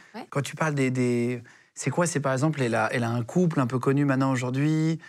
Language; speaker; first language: French; native; French